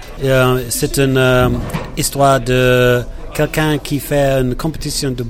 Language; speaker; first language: French; non-native, learner; English